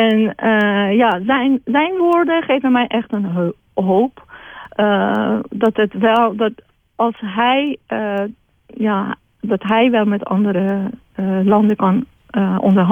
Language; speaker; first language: Dutch; non-native, fluent; Persian